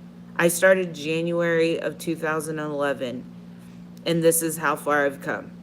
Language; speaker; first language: English; native; English